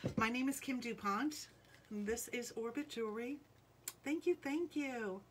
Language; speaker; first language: English; native; English